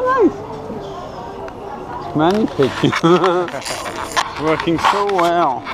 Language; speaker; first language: English; non-native, fluent; French